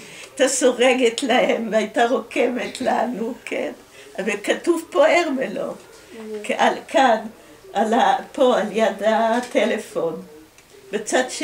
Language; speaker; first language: Hebrew; early bilingual, other home language; Dutch